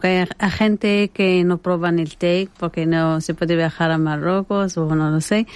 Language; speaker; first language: Spanish; non-native, learner; Arabic